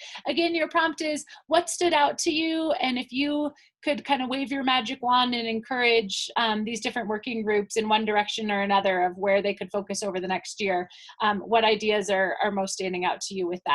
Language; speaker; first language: English; native; English